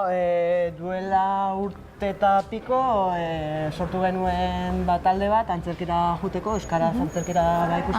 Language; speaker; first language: Basque; non-native, local second language; Spanish